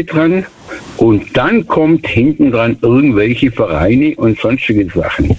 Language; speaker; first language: German; native; German